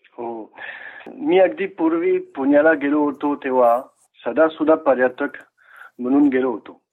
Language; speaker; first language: Marathi; non-native, fluent; French